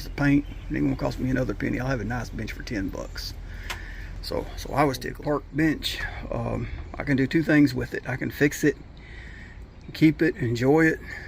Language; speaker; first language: English; native; English